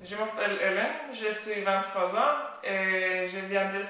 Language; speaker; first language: French; non-native, learner; Estonian